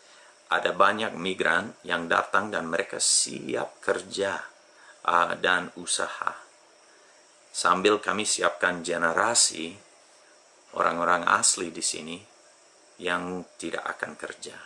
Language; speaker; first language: Indonesian; non-native, fluent; English